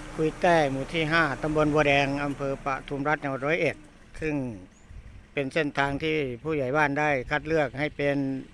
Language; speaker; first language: Thai; non-native, local second language; Northeastern Thai